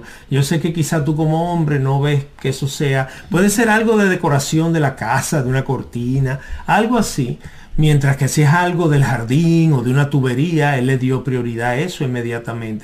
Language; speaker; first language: Spanish; native; Spanish